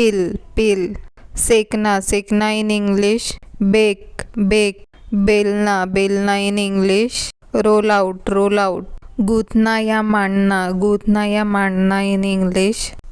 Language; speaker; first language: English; non-native, local second language; Hindi